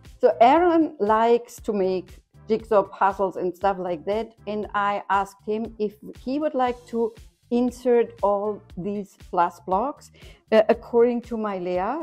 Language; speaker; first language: English; non-native, fluent; German